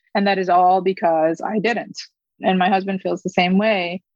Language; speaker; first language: English; early bilingual, other home language; Korean